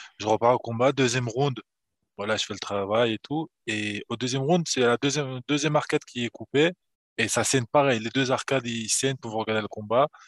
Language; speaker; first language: French; early bilingual, other home language; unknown